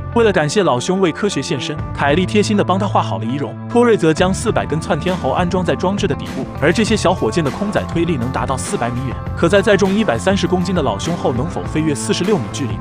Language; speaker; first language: Chinese; native; Chinese